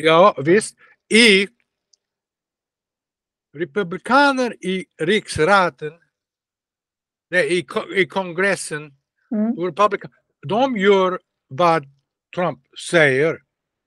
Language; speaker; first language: Swedish; non-native, learner; Russian